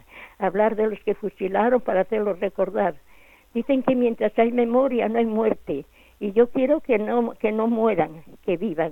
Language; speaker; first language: Spanish; native; Spanish